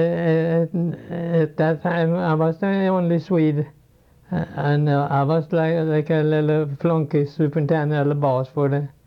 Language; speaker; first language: English; non-native, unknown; Swedish